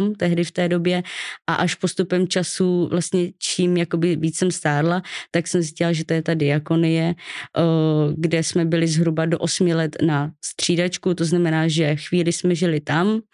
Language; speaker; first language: Czech; native; Czech